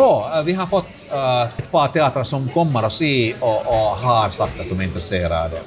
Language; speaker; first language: Swedish; non-native, local second language; Finnish